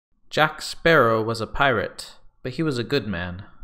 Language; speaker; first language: English; native; English